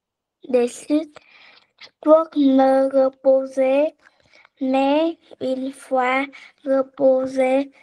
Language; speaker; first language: French; non-native, learner; Vietnamese